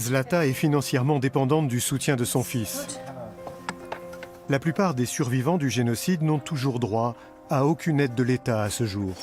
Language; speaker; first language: French; native; French